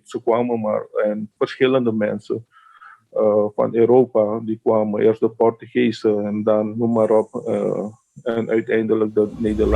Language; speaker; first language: Dutch; non-native, local second language; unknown